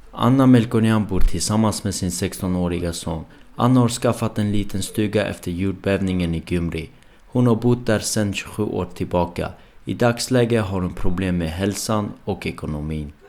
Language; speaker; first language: Swedish; early bilingual, other home language; Armenian